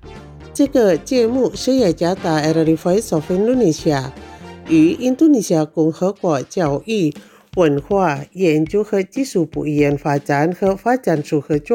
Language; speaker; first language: Chinese; non-native, fluent; Indonesian